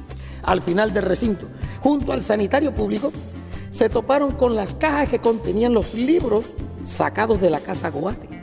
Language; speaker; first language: Spanish; native; Spanish